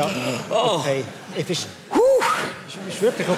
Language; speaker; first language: German; native; German